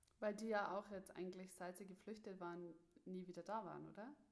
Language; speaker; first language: German; native; German